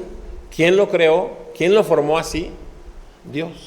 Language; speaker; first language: Spanish; native; Spanish